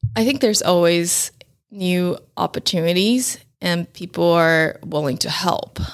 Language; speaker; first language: English; non-native, fluent; Chinese